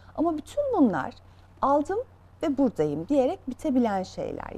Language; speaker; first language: Turkish; native; Turkish